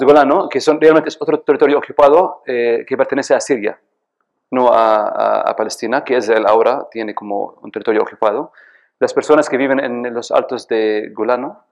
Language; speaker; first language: Spanish; non-native, fluent; Arabic